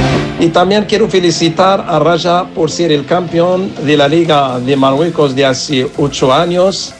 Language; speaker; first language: Spanish; non-native, learner; Arabic